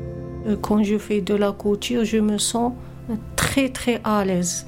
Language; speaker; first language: French; non-native, fluent; Arabic